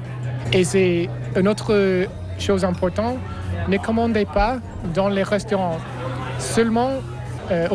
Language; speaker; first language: French; non-native, learner; English